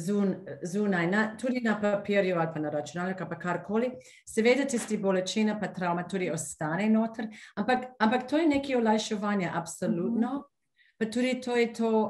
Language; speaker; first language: Slovenian; non-native, fluent; English